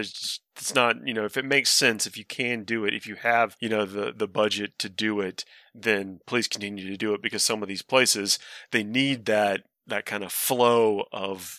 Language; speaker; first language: English; native; English